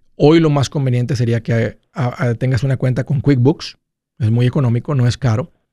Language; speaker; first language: Spanish; native; Spanish